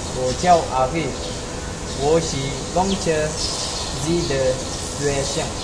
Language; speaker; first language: Chinese; non-native, learner; Malay